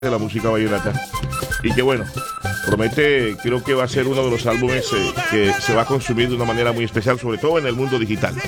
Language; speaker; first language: Spanish; native; Spanish